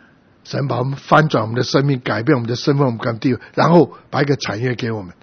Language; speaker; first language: Chinese; native; Chinese